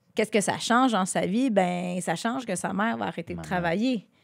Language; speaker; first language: French; native; French